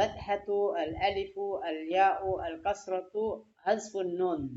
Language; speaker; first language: Arabic; non-native, fluent; Indonesian